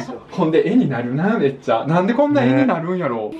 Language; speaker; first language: Japanese; early bilingual, other home language; Russian